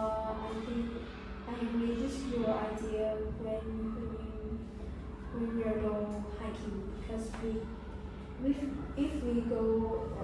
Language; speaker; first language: English; non-native, learner; Vietnamese